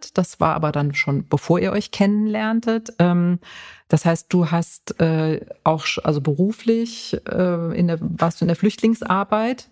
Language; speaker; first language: German; native; German